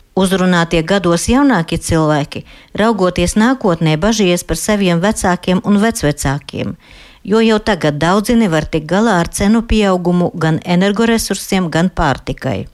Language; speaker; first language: Latvian; native; Latvian